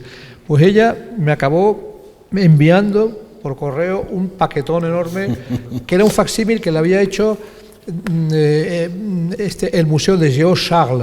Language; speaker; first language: Spanish; native; Spanish